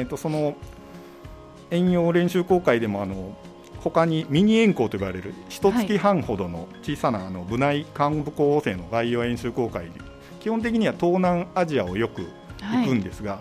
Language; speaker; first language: Japanese; native; Japanese